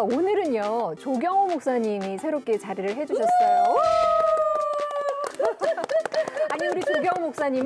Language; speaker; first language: Korean; native; Korean